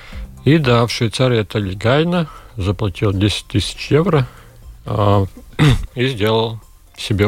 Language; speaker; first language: Russian; non-native, local second language; Latvian